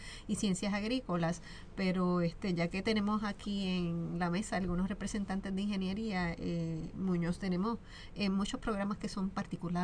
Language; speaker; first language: Spanish; native; Spanish